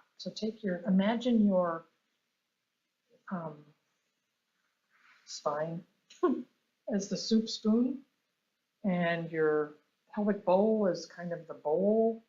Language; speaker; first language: English; native; English